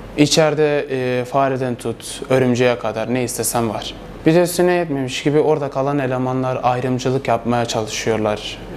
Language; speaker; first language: Turkish; non-native, local second language; Kurdish